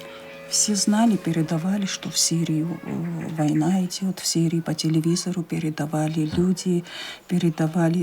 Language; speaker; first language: Russian; non-native, local second language; Chechen